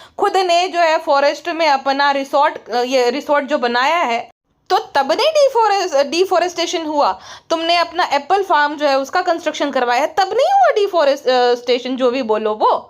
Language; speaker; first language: Hindi; native; Hindi